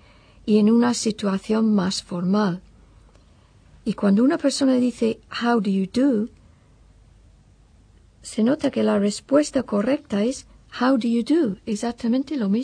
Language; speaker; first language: Spanish; non-native, fluent; English